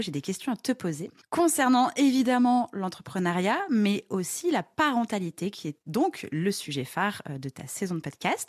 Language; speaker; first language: French; native; French